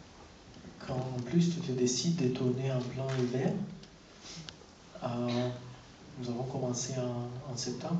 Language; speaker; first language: French; non-native, fluent; Romanian